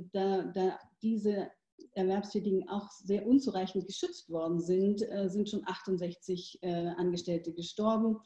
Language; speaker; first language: German; native; German